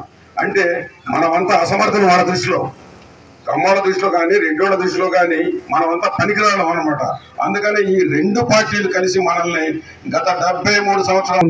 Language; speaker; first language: Telugu; native; Telugu